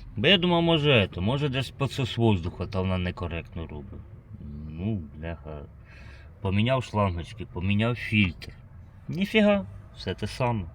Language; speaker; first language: Ukrainian; native; Ukrainian